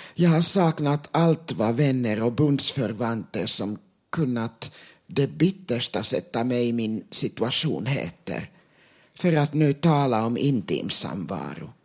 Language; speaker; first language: Swedish; non-native, local second language; Finnish